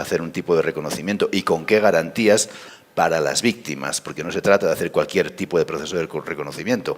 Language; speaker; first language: Spanish; native; Spanish